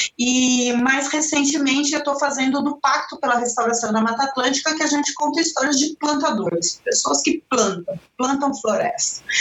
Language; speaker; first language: Portuguese; non-native, fluent; Spanish